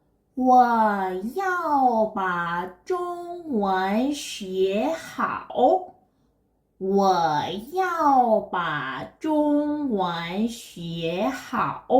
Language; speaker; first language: Chinese; non-native, fluent; Korean